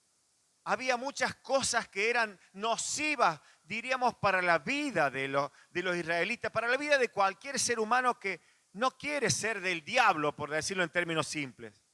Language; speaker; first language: Spanish; native; Spanish